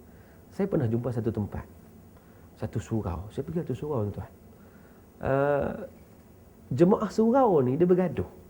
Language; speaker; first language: Malay; native; Malay